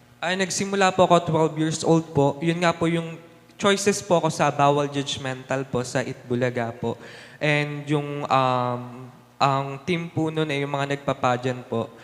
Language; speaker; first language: Filipino; native; Filipino